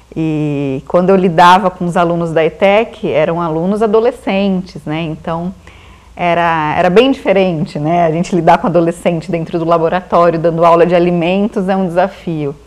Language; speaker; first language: Portuguese; native; Portuguese